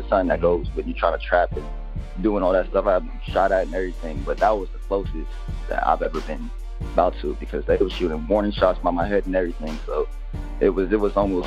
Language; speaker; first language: English; native; English